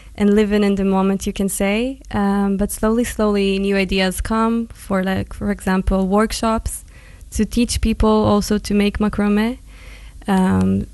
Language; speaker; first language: English; non-native, fluent; Hebrew